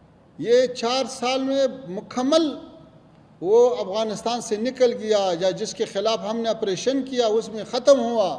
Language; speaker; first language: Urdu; non-native, fluent; Pashto